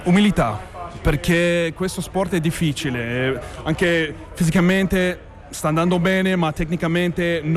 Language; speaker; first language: Italian; non-native, fluent; English